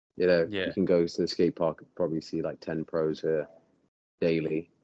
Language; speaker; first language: English; native; English